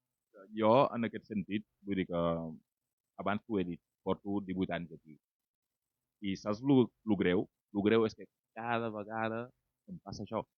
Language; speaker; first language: Catalan; non-native, fluent; Wolof